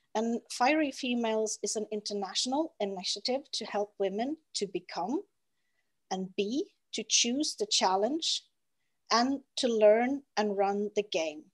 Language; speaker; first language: English; non-native, fluent; Norwegian